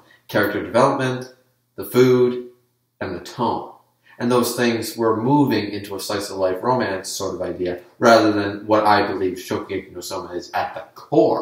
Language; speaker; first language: English; native; English